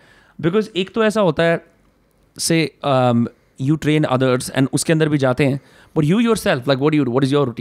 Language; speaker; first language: English; non-native, local second language; Hindi